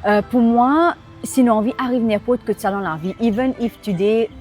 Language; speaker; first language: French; non-native, local second language; Morisyen